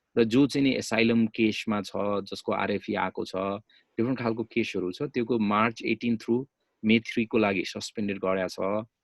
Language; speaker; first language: Nepali; native; Nepali